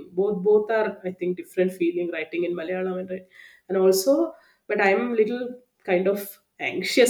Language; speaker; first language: English; non-native, local second language; Malayalam